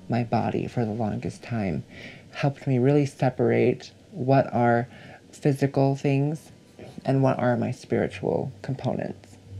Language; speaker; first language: English; early bilingual, other home language; Japanese